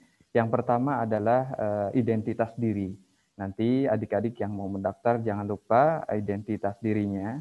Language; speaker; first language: Indonesian; native; Indonesian